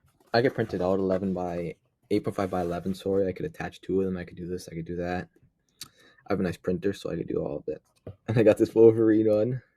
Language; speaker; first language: English; native; English